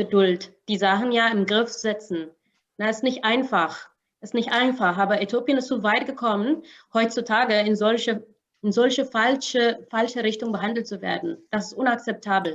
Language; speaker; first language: German; non-native, learner; Amharic